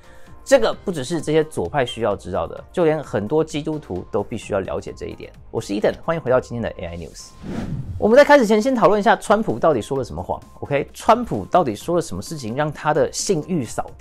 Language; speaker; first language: Chinese; native; Chinese